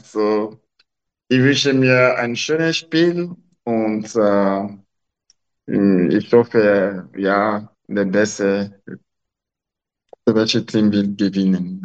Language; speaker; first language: German; non-native, learner; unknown